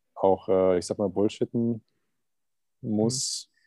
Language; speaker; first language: German; non-native, fluent; Turkish